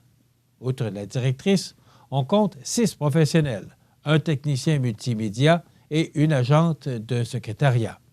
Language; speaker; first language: French; native; French